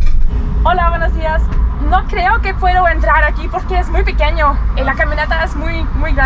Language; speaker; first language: Spanish; non-native, learner; English